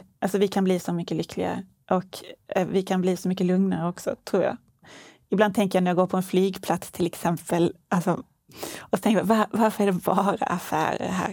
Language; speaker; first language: Swedish; native; Swedish